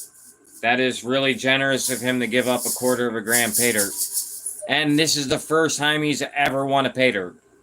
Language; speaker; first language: English; native; English